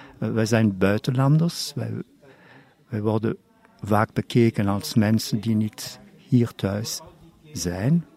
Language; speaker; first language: Dutch; non-native, local second language; German